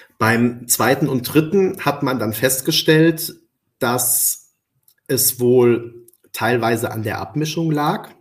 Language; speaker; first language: German; early bilingual, other home language; Spanish